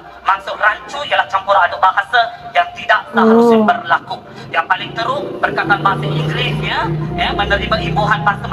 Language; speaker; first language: Malay; native; Malay